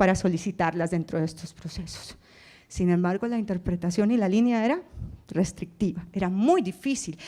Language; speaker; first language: Spanish; native; Spanish